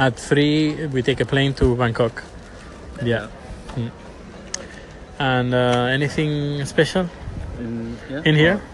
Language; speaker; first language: English; non-native, learner; Spanish